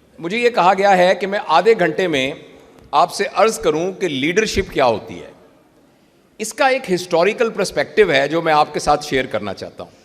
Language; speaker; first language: Urdu; native; Urdu